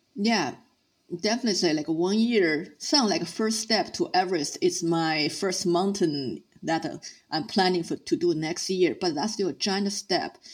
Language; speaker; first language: English; non-native, fluent; Chinese